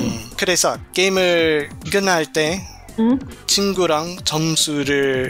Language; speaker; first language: Korean; non-native, learner; English